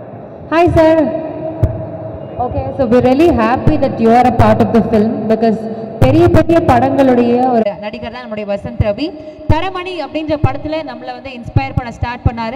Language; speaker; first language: Tamil; native; Tamil